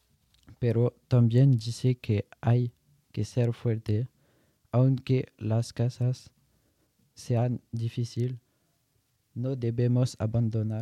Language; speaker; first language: Spanish; non-native, learner; French